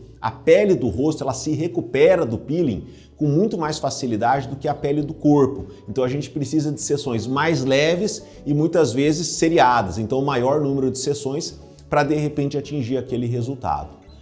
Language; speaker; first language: Portuguese; native; Portuguese